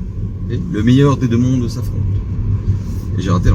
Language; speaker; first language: French; native; French